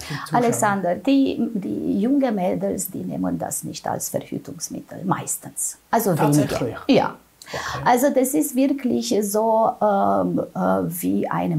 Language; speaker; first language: German; non-native, fluent; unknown